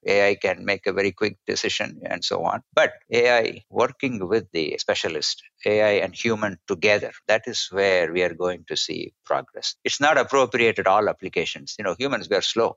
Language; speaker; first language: English; non-native, local second language; Tamil